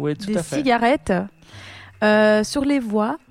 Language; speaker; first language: French; non-native, fluent; Portuguese